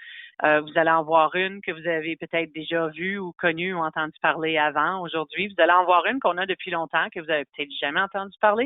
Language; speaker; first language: French; native; French